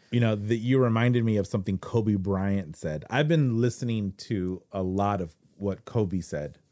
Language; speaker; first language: English; native; English